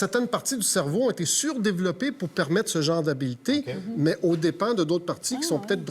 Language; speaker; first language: French; native; French